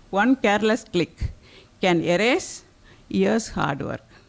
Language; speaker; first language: English; non-native, local second language; Tamil